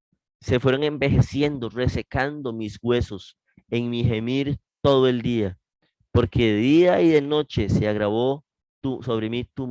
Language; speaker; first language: Spanish; native; Spanish